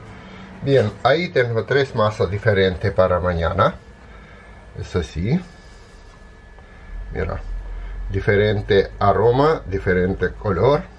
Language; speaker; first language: Spanish; non-native, fluent; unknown